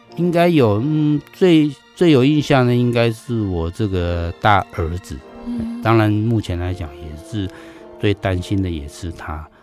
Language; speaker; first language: Chinese; native; Chinese